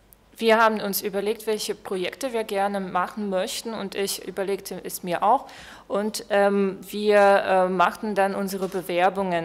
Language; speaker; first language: German; non-native, fluent; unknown